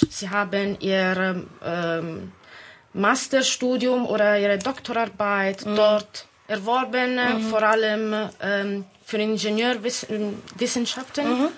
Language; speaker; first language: German; non-native, fluent; Italian